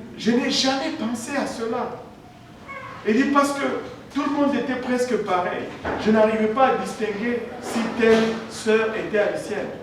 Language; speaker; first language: French; non-native, local second language; Swahili